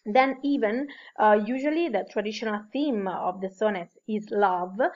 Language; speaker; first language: English; non-native, fluent; Italian